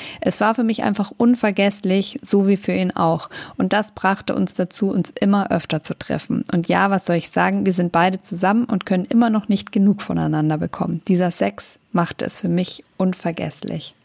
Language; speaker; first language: German; native; German